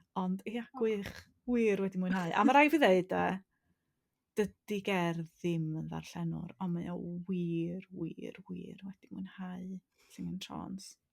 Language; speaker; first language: Welsh; native; Welsh